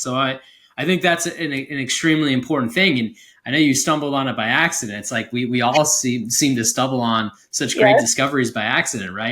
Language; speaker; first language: English; native; English